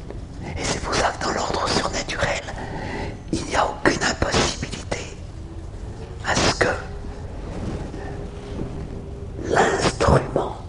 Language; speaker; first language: French; native; French